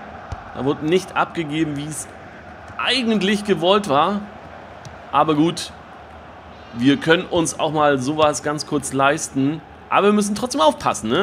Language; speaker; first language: German; native; German